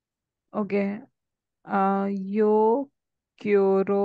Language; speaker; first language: Spanish; non-native, learner; Hindi